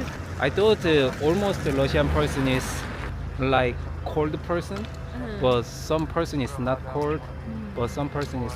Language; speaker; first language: English; non-native, learner; Korean